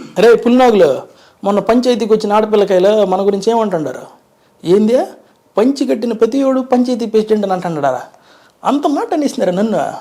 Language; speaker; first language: Telugu; native; Telugu